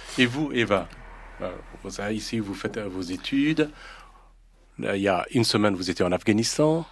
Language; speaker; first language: French; non-native, fluent; Persian